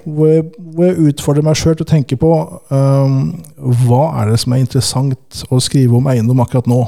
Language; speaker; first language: Norwegian; native; Norwegian